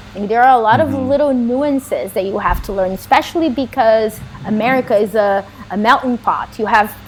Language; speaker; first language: English; non-native, fluent; Portuguese